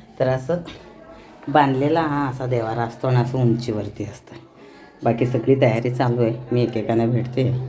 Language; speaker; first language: Marathi; native; Marathi